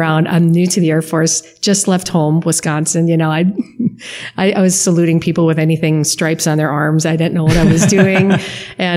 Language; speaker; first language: English; native; English